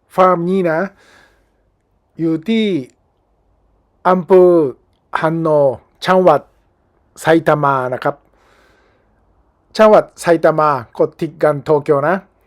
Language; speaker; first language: Thai; non-native, learner; Japanese